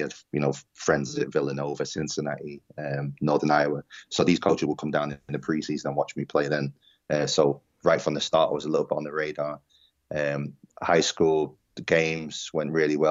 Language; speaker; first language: English; native; English